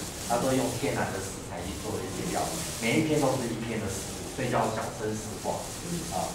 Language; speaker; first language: Chinese; native; Chinese